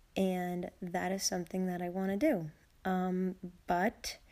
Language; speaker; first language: English; native; English